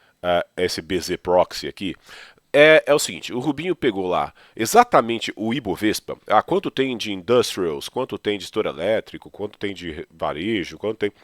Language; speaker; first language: Portuguese; native; Portuguese